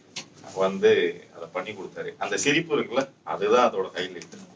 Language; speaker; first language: Tamil; native; Tamil